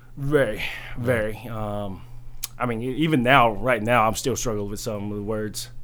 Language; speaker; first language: English; early bilingual, other home language; Chinese